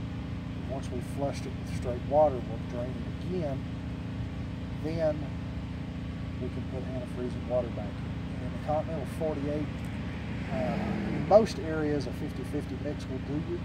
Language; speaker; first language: English; native; English